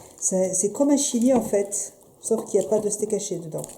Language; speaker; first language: French; native; French